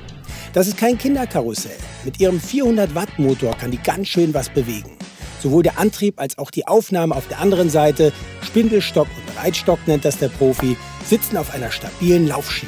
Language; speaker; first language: German; native; German